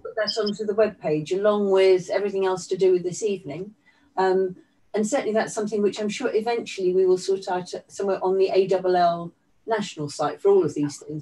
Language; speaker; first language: English; native; English